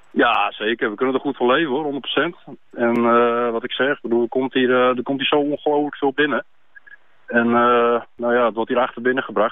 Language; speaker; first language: Dutch; native; Dutch